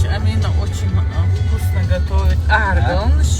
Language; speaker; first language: Russian; non-native, local second language; Chechen